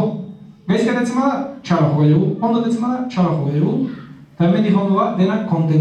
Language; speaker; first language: Basque; native; Basque